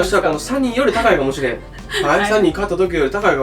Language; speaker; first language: Japanese; native; Japanese